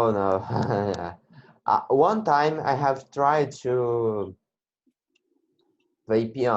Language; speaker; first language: English; non-native, learner; Portuguese